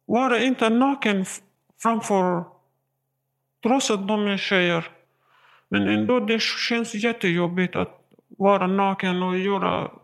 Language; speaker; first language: Swedish; non-native, learner; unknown